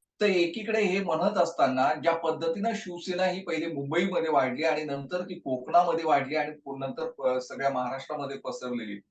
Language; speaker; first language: Marathi; native; Marathi